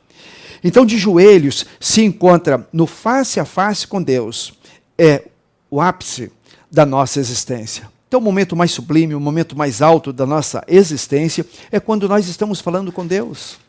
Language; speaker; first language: Portuguese; native; Portuguese